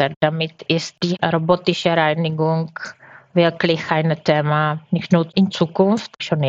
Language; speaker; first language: German; non-native, fluent; Czech